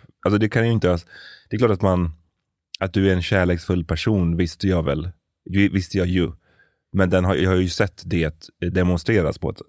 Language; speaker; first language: Swedish; native; Swedish